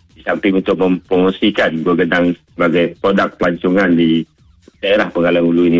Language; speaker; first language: Malay; native; Malay